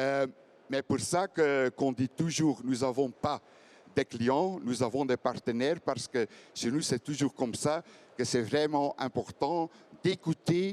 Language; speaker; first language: French; non-native, fluent; Dutch